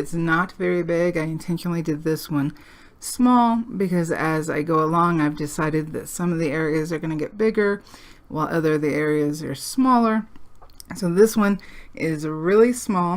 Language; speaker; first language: English; native; English